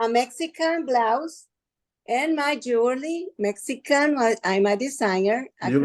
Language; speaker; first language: English; non-native, learner; Spanish